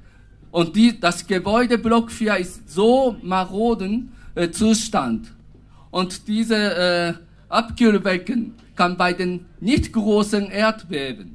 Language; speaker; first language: German; non-native, fluent; Japanese